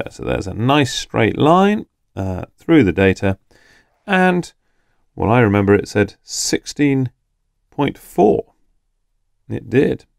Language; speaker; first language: English; native; English